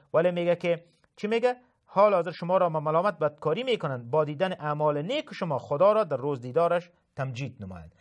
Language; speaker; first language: Persian; native; Persian